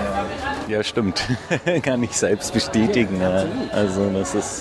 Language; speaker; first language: German; native; German